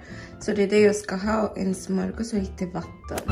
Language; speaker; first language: Swedish; non-native, fluent; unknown